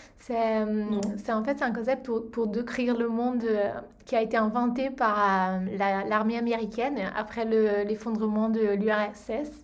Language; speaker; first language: French; non-native, fluent; Italian